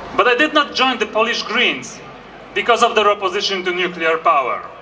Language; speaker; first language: English; non-native, fluent; Polish